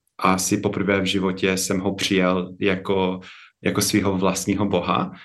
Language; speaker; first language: Czech; non-native, fluent; English